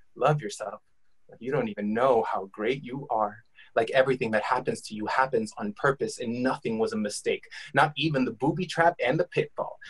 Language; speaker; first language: English; native; English